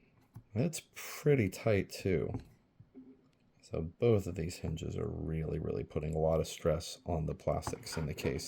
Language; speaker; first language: English; native; English